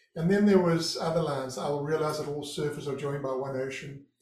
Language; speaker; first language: English; native; English